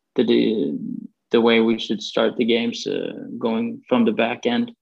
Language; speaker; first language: English; non-native, fluent; Swedish